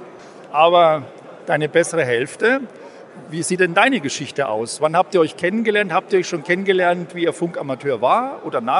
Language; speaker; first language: German; native; German